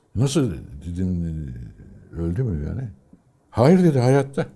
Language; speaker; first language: Turkish; native; Turkish